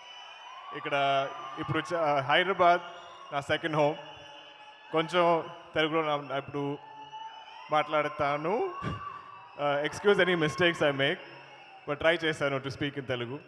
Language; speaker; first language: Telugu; non-native, learner; Malayalam